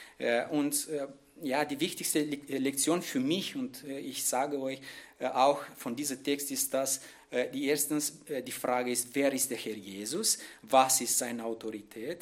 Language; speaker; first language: German; non-native, fluent; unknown